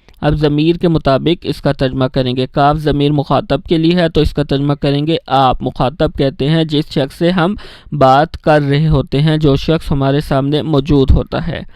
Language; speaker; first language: Urdu; native; Urdu